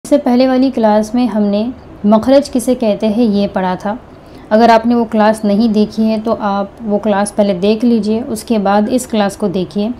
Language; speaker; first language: Hindi; native; Hindi